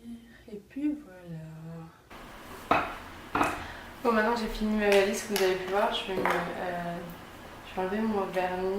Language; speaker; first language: French; native; French